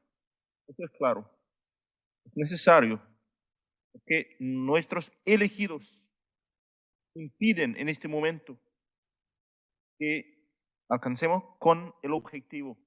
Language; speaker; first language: Spanish; non-native, fluent; Haitian Creole